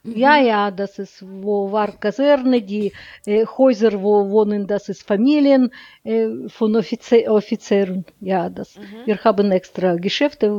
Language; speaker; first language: German; non-native, learner; Russian